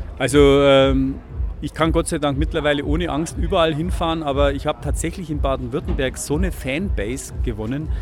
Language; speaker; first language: German; native; German